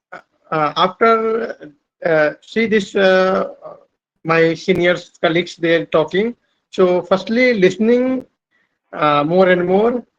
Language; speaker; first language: English; non-native, learner; Hindi